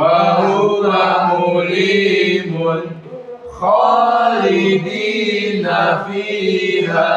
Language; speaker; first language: Arabic; non-native, learner; Indonesian